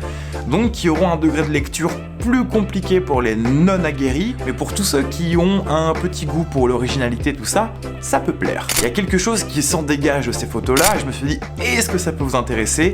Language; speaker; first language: French; native; French